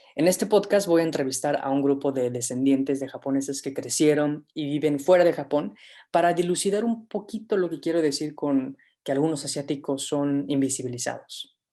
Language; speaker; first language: Spanish; native; Spanish